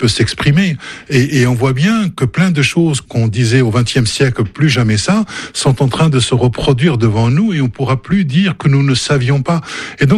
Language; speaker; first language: French; non-native, local second language; Arabic